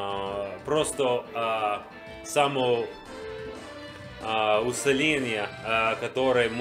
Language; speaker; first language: Russian; non-native, learner; English